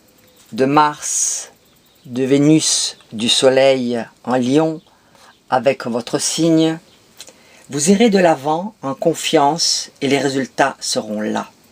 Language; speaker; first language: French; native; French